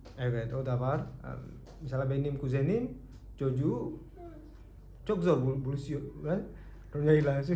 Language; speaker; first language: Turkish; non-native, learner; Indonesian